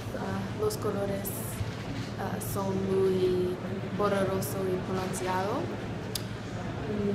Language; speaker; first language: Spanish; non-native, learner; English